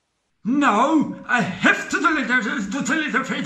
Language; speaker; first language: English; non-native, fluent; Hungarian